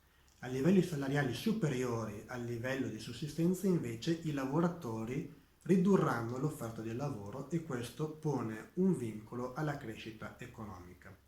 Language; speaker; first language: Italian; native; Italian